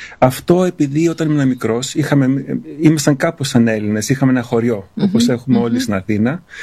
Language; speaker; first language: Greek; early bilingual, other home language; German